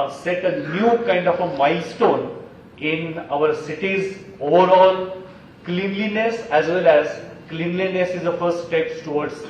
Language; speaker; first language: English; non-native, local second language; Marathi